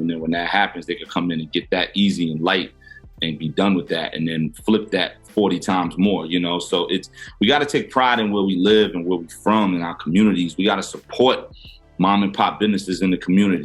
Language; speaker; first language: English; native; English